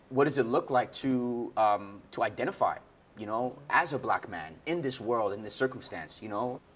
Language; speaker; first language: English; native; English